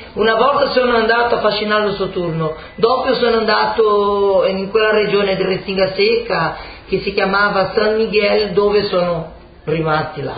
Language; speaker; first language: Italian; non-native, fluent; Portuguese